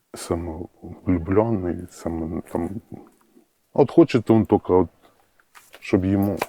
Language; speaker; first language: Ukrainian; native; Ukrainian